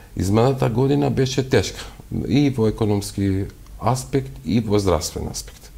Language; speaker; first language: Macedonian; non-native, local second language; Albanian